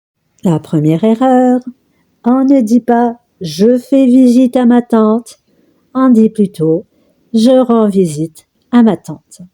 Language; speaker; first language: French; non-native, local second language; Arabic